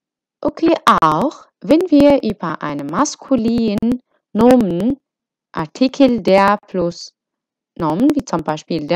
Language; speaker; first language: German; non-native, fluent; Arabic